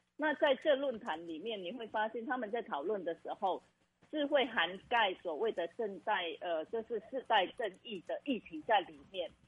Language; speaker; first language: Chinese; non-native, fluent; Khmer